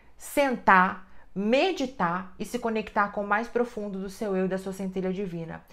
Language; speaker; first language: Portuguese; native; Portuguese